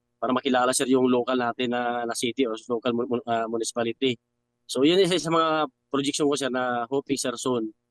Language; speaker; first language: Filipino; non-native, local second language; Hiligaynon